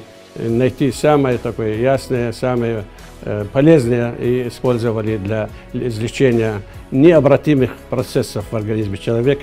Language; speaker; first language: Russian; non-native, fluent; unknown